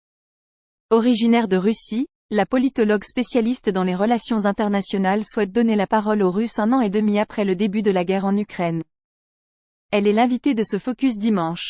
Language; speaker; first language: French; native; French